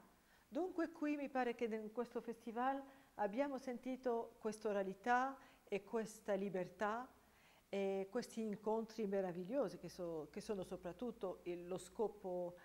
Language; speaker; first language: Italian; non-native, fluent; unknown